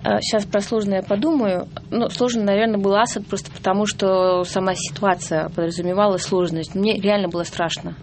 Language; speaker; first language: Russian; non-native, fluent; Georgian